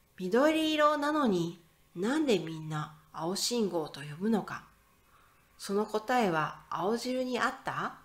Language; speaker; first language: Japanese; native; Japanese